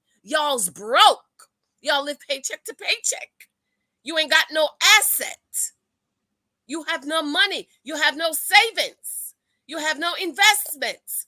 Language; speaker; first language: English; native; English